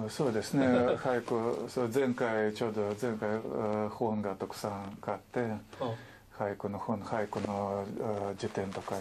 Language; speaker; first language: Japanese; non-native, learner; Russian